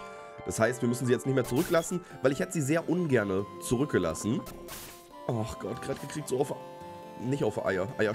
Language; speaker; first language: German; native; German